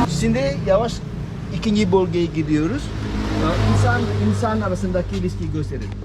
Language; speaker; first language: Turkish; non-native, learner; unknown